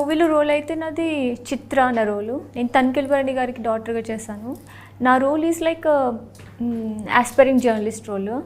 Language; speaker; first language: Telugu; non-native, local second language; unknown